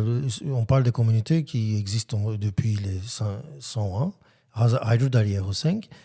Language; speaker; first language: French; non-native, learner; Armenian